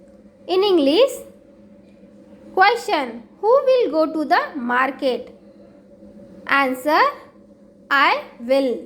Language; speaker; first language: English; non-native, local second language; Hindi